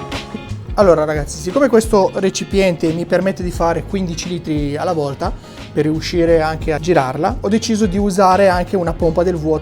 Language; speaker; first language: Italian; native; Italian